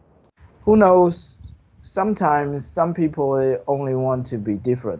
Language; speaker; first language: English; non-native, fluent; Chinese